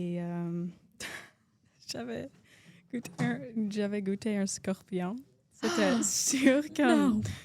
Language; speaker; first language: French; non-native, local second language; English